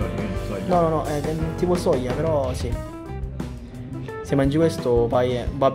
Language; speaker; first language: Italian; non-native, fluent; Korean